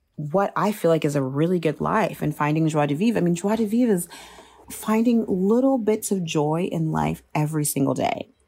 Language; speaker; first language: English; native; English